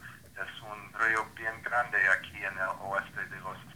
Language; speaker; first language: Spanish; non-native, learner; English